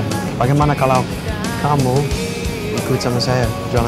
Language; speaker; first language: Indonesian; non-native, fluent; English